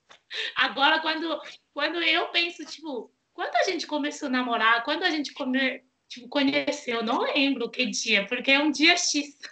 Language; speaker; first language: Portuguese; non-native, fluent; Chinese